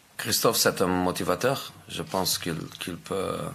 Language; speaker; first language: French; non-native, fluent; Portuguese